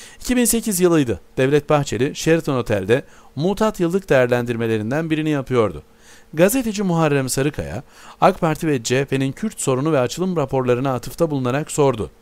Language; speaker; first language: Turkish; native; Turkish